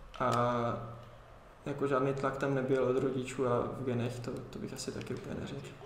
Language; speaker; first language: Czech; early bilingual, heritage; Czech